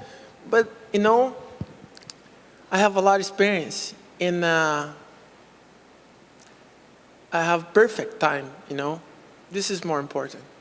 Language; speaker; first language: English; non-native, local second language; Portuguese